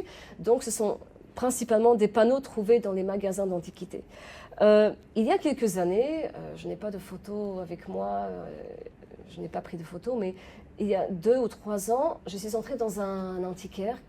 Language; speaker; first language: French; non-native, fluent; Polish